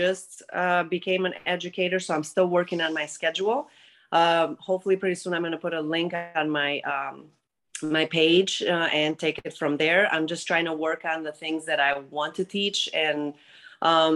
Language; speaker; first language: English; non-native, fluent; Greek